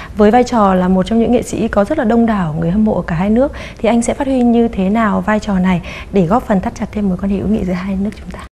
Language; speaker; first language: Vietnamese; native; Vietnamese